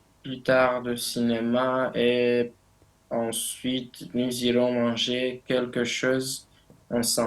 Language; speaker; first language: French; non-native, learner; Romanian